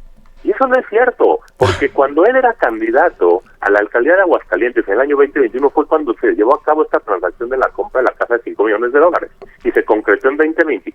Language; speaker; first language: Spanish; native; Spanish